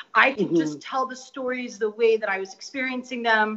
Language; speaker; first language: English; native; English